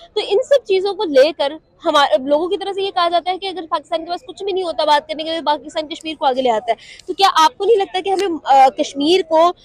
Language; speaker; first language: Urdu; native; Urdu